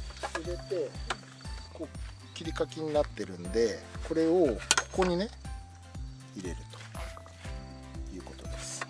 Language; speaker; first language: Japanese; native; Japanese